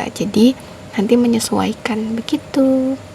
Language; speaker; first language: Indonesian; native; Indonesian